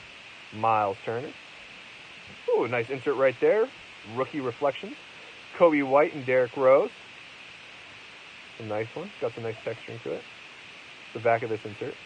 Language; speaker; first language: English; native; English